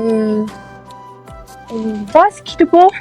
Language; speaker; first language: English; non-native, learner; Chinese